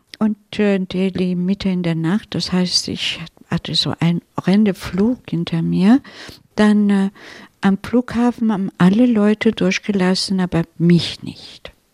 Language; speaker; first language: German; non-native, fluent; Italian